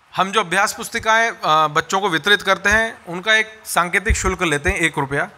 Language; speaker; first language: Hindi; native; Hindi